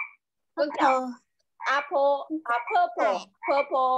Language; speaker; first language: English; non-native, learner; Vietnamese